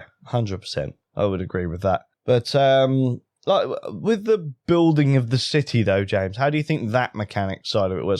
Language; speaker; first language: English; native; English